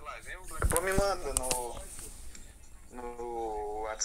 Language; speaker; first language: Portuguese; native; Portuguese